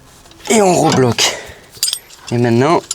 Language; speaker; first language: French; native; French